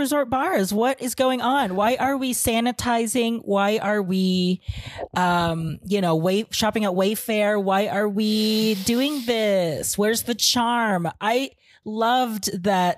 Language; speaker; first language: English; non-native, local second language; Filipino